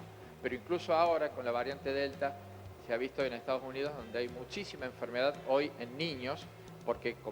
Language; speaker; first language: Spanish; native; Spanish